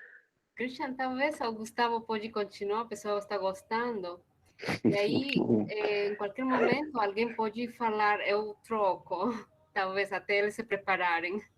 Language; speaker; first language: Portuguese; non-native, fluent; Spanish